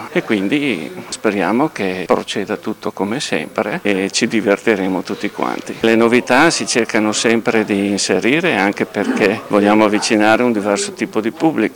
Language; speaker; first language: Italian; native; Italian